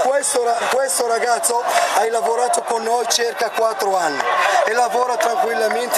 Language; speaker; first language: Italian; non-native, learner; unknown